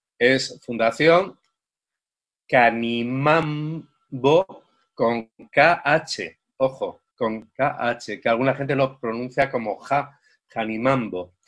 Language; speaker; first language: Spanish; native; Spanish